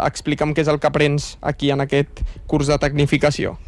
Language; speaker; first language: Catalan; native; Catalan